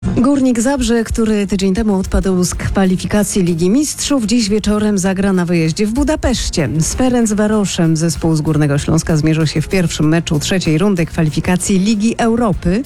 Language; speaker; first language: Polish; native; Polish